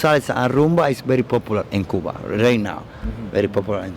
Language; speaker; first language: English; non-native, learner; Spanish